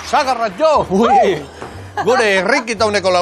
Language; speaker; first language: Basque; native; Basque